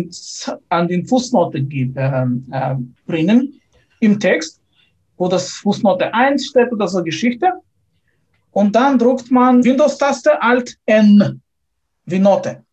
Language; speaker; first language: German; non-native, fluent; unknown